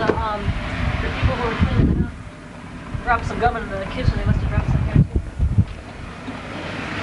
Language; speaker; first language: English; native; English